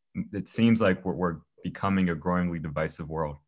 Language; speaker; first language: English; native; English